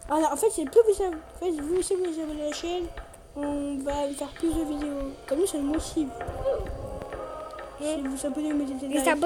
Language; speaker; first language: French; native; French